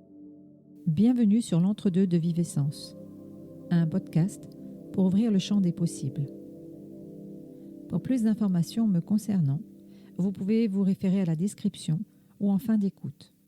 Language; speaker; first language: French; native; French